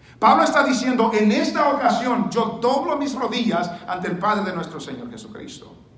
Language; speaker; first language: Spanish; early bilingual, heritage; Spanish